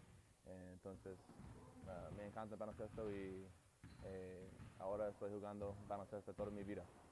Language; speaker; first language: Spanish; non-native, learner; English